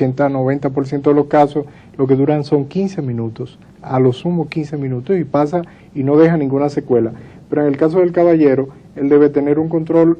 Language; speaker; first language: Spanish; native; Spanish